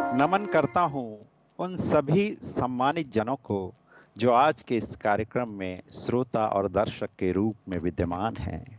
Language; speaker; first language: Hindi; non-native, local second language; Gujarati